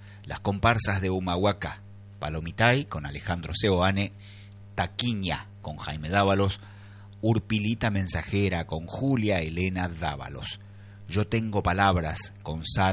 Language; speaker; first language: Spanish; native; Spanish